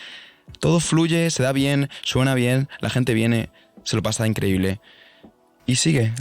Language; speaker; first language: Spanish; native; Spanish